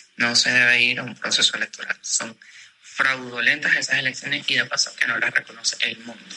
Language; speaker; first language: Spanish; native; Spanish